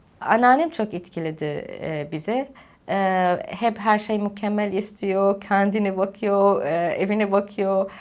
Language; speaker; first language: Turkish; non-native, fluent; Arabic